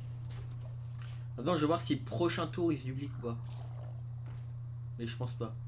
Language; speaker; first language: French; native; French